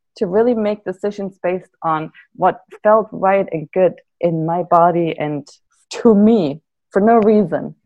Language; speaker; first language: English; non-native, fluent; German